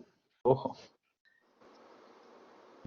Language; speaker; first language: Spanish; native; Spanish